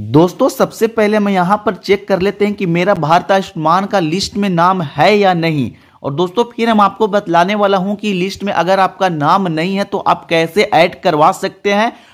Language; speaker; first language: Hindi; native; Hindi